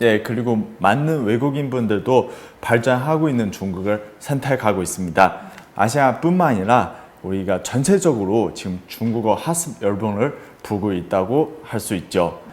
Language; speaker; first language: Korean; non-native, fluent; Chinese